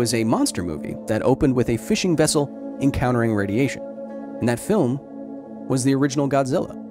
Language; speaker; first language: English; native; English